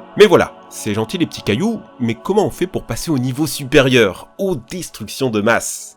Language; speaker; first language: French; native; French